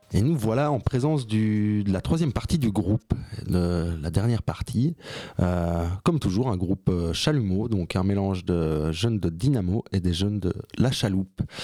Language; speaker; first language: French; native; French